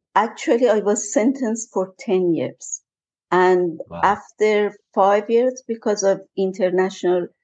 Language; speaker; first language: English; non-native, fluent; Persian